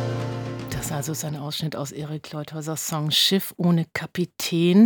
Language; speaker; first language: German; native; German